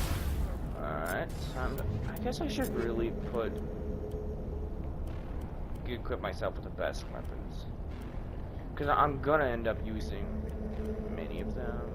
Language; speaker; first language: English; native; English